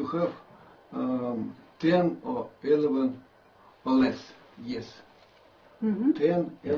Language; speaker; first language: English; non-native, learner; Russian